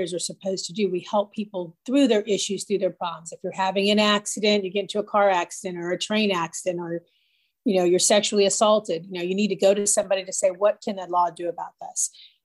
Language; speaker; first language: English; native; English